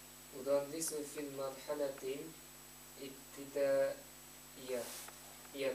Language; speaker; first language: Arabic; non-native, learner; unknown